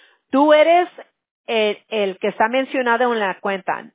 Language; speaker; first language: Spanish; early bilingual, heritage; Spanish